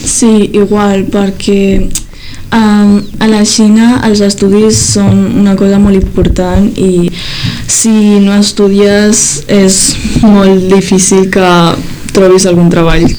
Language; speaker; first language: Catalan; early bilingual, other home language; Chinese